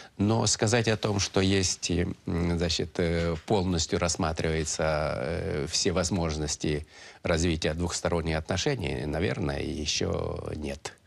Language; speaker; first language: Russian; non-native, local second language; Romanian